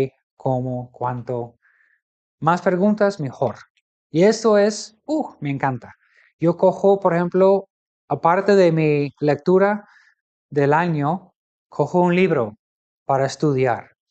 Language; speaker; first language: Spanish; non-native, fluent; English